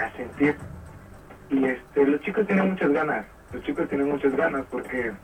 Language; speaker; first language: Spanish; native; Spanish